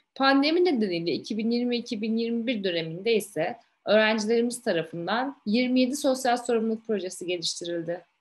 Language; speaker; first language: Turkish; native; Turkish